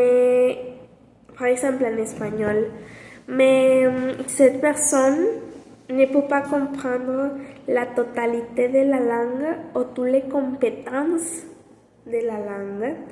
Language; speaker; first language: French; non-native, learner; Spanish